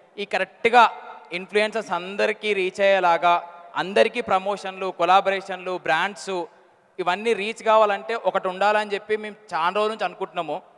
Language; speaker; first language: Telugu; native; Telugu